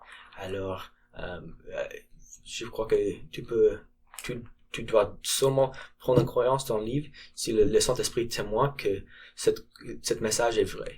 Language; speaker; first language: French; non-native, learner; English